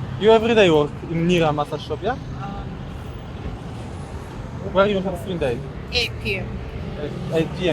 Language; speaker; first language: English; non-native, learner; Polish